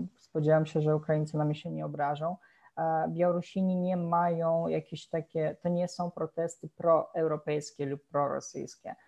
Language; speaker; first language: Polish; non-native, fluent; Russian